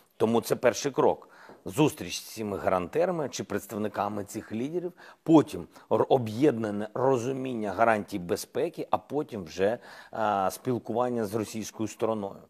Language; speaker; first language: Ukrainian; non-native, local second language; Russian